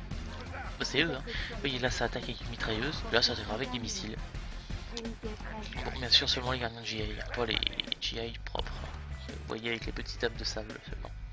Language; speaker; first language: French; native; French